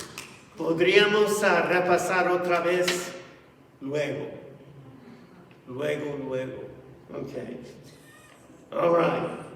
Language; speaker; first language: Spanish; non-native, fluent; English